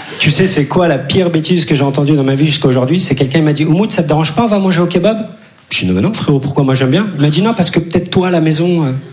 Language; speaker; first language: French; early bilingual, other home language; Turkish